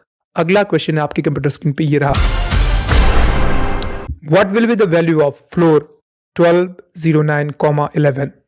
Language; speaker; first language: Hindi; native; Hindi